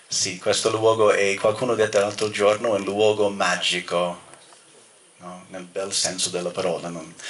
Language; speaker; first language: Italian; non-native, fluent; English